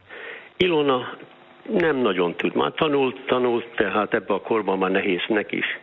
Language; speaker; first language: Hungarian; early bilingual, heritage; Hungarian